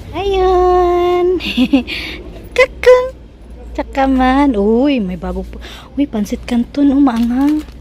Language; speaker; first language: Filipino; native; Filipino